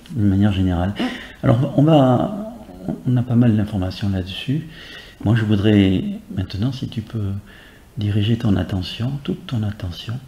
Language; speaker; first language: French; native; French